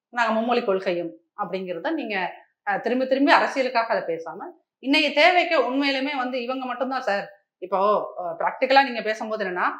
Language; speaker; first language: Tamil; native; Tamil